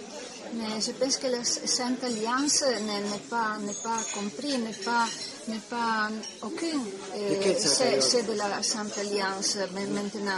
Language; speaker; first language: French; non-native, learner; Italian